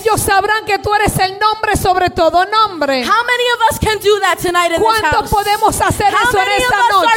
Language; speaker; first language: Spanish; early bilingual, heritage; Spanish